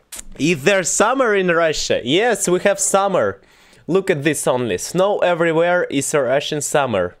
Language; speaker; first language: English; non-native, learner; Russian